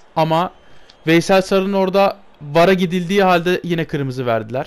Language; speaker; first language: Turkish; native; Turkish